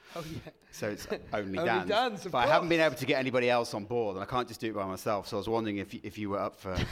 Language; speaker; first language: English; native; English